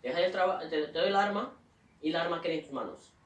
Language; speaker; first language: Spanish; native; Spanish